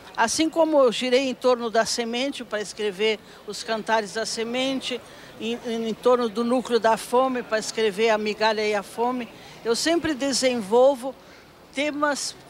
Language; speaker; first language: Portuguese; native; Portuguese